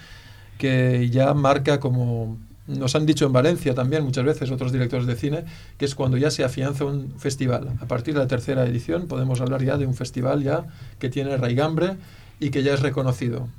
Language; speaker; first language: Spanish; native; Spanish